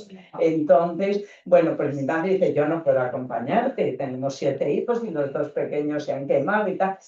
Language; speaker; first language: Spanish; native; Spanish